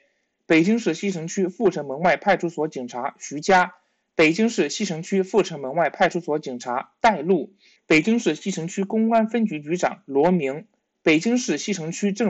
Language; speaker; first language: Chinese; native; Chinese